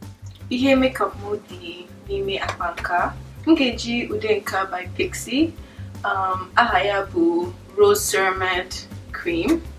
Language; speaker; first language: Igbo; early bilingual, heritage; English